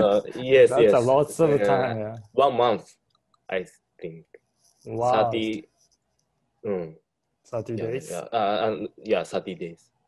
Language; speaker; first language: English; non-native, learner; Japanese